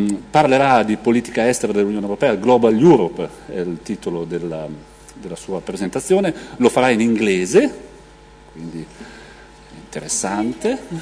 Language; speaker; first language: Italian; native; Italian